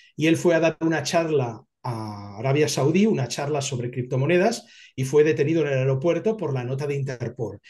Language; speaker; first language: Spanish; native; Spanish